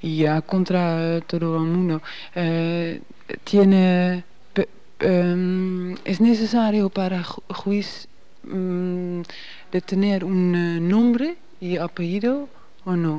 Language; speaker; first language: Spanish; non-native, learner; Dutch